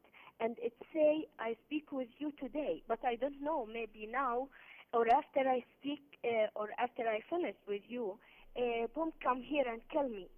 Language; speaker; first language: English; non-native, learner; Arabic